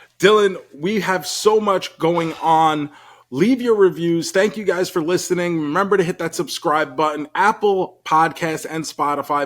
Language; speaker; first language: English; native; English